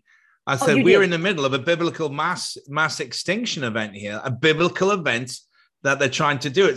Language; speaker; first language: English; native; English